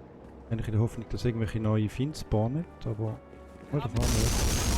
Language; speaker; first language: German; native; German